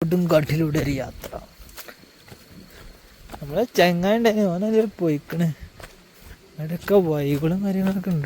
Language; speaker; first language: Malayalam; native; Malayalam